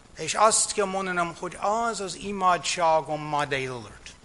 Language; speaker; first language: Hungarian; non-native, fluent; English